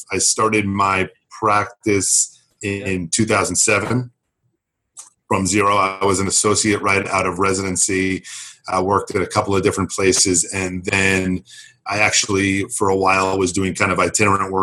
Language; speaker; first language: English; native; English